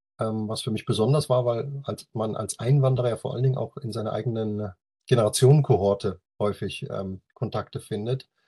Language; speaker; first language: German; native; German